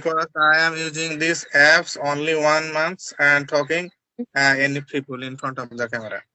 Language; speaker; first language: English; non-native, learner; Bangla